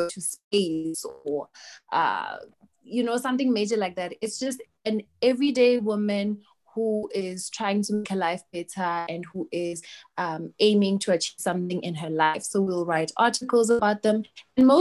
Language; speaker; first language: English; non-native, local second language; Tsonga